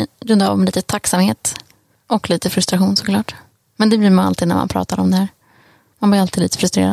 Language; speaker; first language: Swedish; native; Swedish